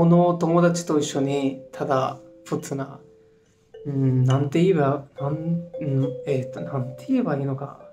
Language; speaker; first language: Japanese; non-native, fluent; Hindi